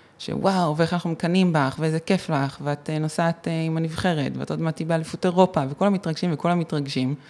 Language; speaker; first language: Hebrew; native; Hebrew